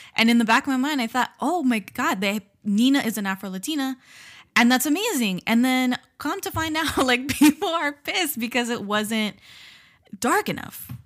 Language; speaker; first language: English; early bilingual, other home language; Spanish